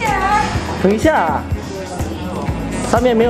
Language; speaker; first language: Chinese; non-native, learner; Indonesian